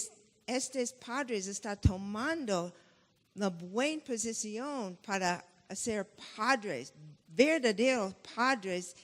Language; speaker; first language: Spanish; non-native, fluent; English